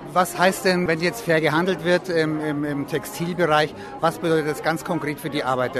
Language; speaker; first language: German; native; German